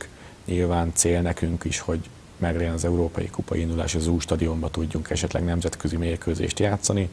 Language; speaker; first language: Hungarian; native; Hungarian